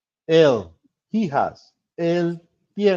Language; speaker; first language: Spanish; non-native, learner; English